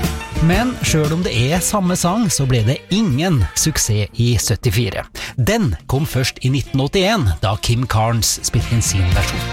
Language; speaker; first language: Norwegian; native; Norwegian